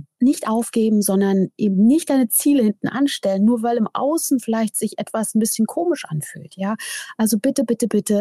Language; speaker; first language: German; native; German